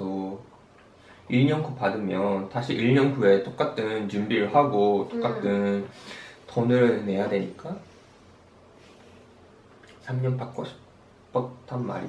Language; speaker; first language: Korean; non-native, fluent; Japanese